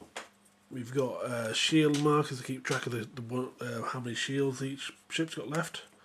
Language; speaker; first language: English; native; English